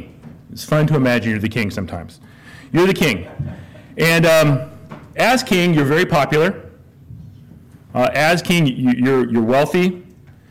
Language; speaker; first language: English; native; English